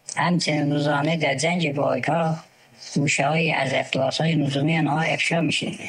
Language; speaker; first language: Persian; non-native, local second language; Azerbaijani